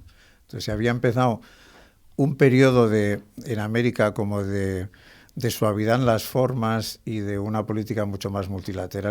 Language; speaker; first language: Spanish; native; Spanish